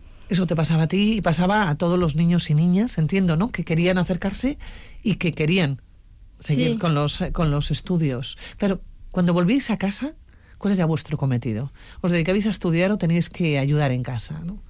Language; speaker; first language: Spanish; native; Spanish